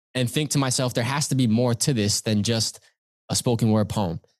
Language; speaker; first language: English; native; English